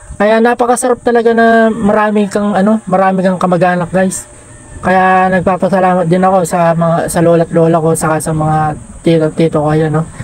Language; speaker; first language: Filipino; non-native, local second language; Pampanga